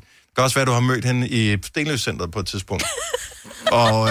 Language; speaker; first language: Danish; native; Danish